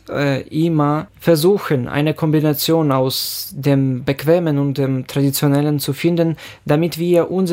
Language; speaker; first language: German; non-native, fluent; Ukrainian